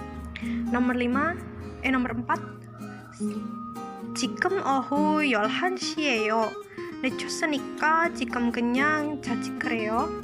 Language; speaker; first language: Korean; non-native, learner; Indonesian